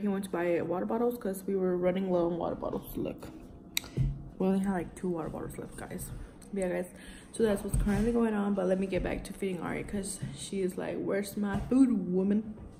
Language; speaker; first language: English; early bilingual, other home language; Spanish